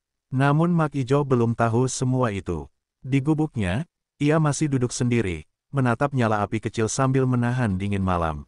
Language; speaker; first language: Indonesian; native; Indonesian